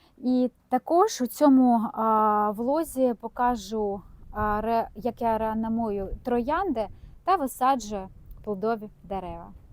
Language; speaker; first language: Ukrainian; non-native, local second language; Russian